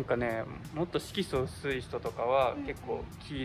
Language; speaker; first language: Japanese; native; Japanese